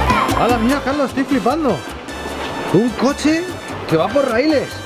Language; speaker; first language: Spanish; native; Spanish